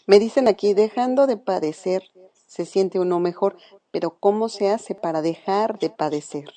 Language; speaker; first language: Spanish; native; Spanish